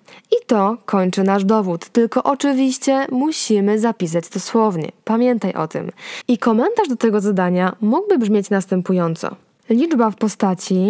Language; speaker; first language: Polish; native; Polish